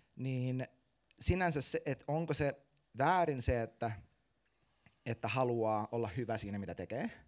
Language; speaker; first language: Finnish; native; Finnish